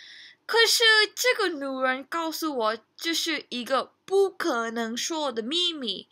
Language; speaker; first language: Chinese; non-native, learner; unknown